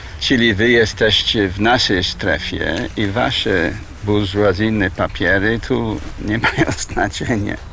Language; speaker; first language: Polish; non-native, fluent; English